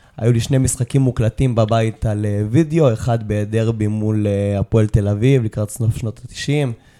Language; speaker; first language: Hebrew; native; Hebrew